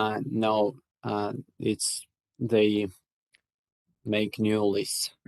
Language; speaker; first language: English; non-native, learner; Russian